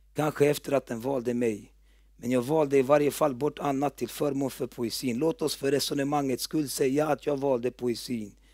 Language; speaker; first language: Swedish; early bilingual, other home language; Turoyo